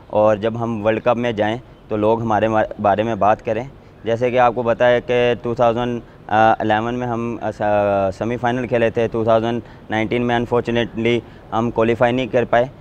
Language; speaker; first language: Urdu; non-native, local second language; Punjabi